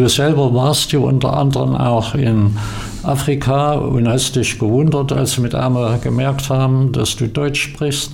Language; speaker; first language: German; native; German